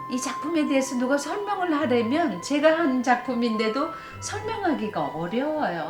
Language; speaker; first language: Korean; native; Korean